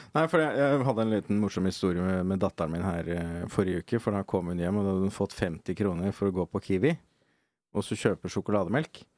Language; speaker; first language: Norwegian; native; Norwegian